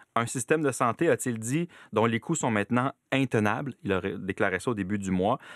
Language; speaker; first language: French; native; French